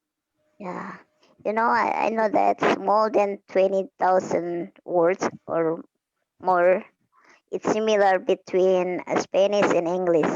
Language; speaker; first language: English; non-native, fluent; Indonesian